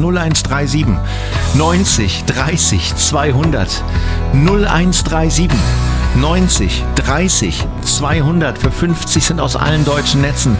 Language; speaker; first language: German; native; German